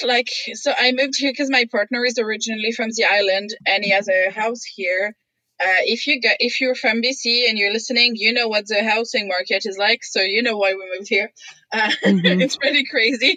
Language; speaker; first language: English; non-native, fluent; French